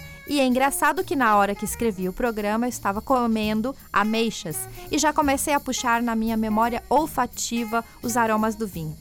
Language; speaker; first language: Portuguese; native; Portuguese